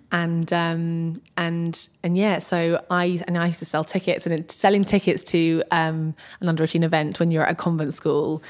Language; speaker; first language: English; native; English